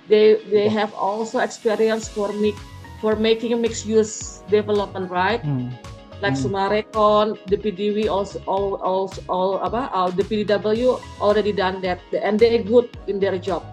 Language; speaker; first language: English; non-native, fluent; Indonesian